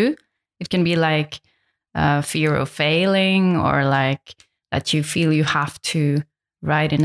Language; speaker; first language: English; non-native, fluent; Norwegian